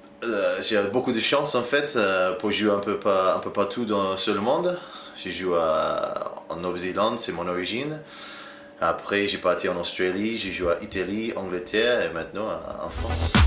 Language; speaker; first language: French; non-native, learner; English